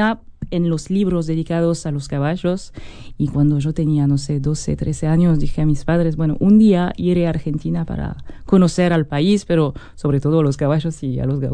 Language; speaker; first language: Spanish; non-native, fluent; French